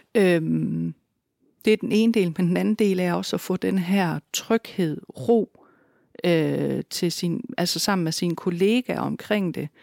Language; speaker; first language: Danish; native; Danish